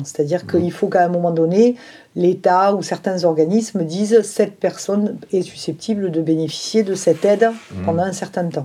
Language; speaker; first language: French; native; French